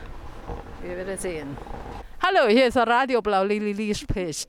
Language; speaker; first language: German; non-native, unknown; Chinese